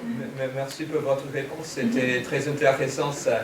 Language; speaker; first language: French; non-native, fluent; English